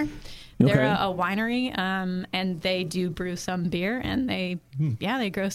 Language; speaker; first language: English; native; English